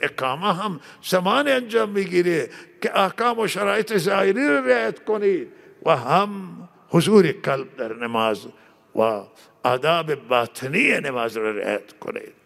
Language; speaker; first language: Persian; non-native, local second language; Baluchi